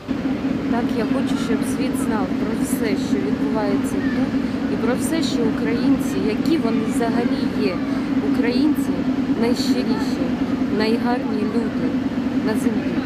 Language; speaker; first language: Ukrainian; non-native, local second language; Russian